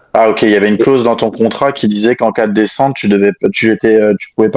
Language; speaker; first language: French; native; French